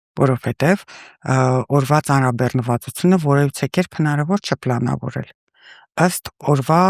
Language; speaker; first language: Armenian; early bilingual, heritage; Russian